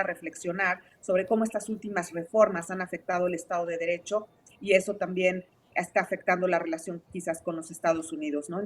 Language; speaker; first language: Spanish; native; Spanish